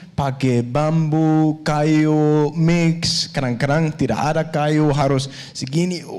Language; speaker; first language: Indonesian; non-native, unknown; Danish